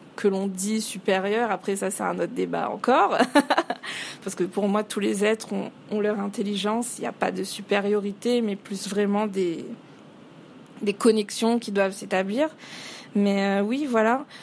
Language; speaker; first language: French; native; French